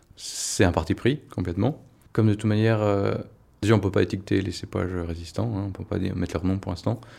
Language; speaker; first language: French; native; French